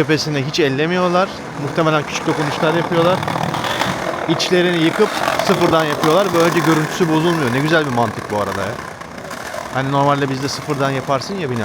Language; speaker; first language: Turkish; native; Turkish